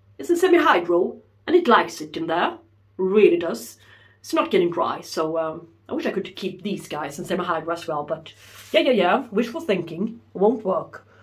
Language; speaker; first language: English; non-native, fluent; Swedish